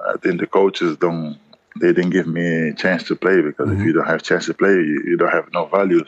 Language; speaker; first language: English; non-native, learner; Kabuverdianu